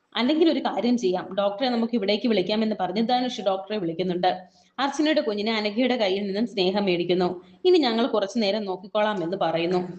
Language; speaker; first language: Malayalam; native; Malayalam